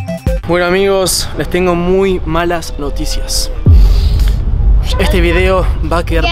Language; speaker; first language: Spanish; native; Spanish